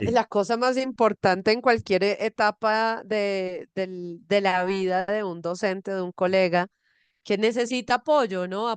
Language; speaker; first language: Spanish; native; Spanish